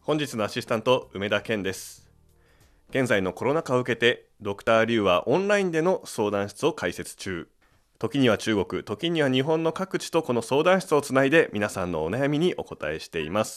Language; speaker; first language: Japanese; native; Japanese